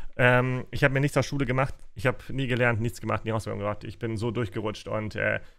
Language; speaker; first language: German; early bilingual, other home language; Russian